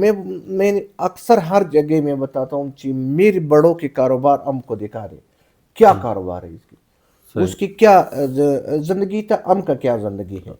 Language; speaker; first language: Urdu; non-native, local second language; Pashto